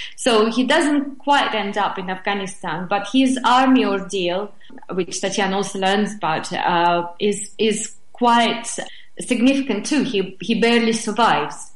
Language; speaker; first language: English; non-native, fluent; Russian